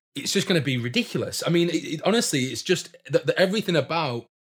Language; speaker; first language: English; native; English